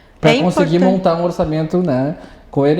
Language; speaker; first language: Portuguese; native; Portuguese